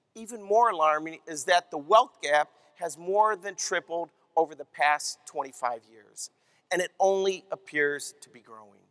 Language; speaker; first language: English; native; English